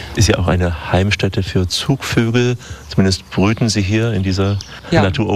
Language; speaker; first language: German; native; German